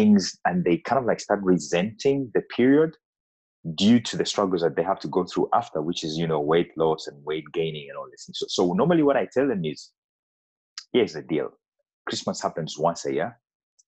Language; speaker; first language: English; non-native, local second language; Ganda